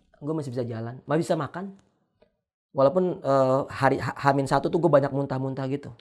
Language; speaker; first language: Indonesian; native; Indonesian